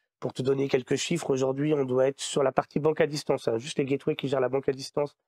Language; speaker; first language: French; native; French